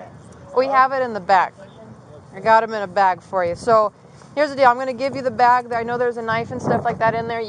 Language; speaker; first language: English; native; English